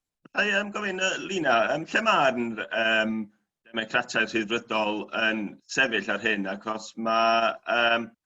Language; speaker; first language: Welsh; native; Welsh